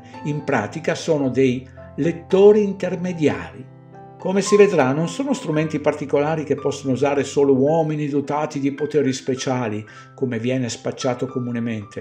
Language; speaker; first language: Italian; native; Italian